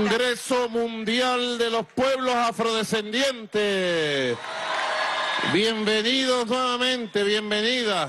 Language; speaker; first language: Spanish; native; Spanish